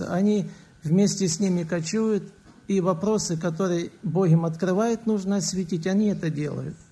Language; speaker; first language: Russian; native; Russian